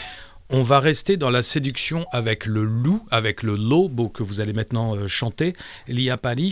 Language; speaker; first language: French; native; French